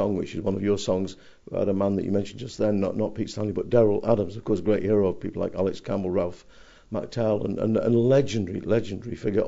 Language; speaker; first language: English; native; English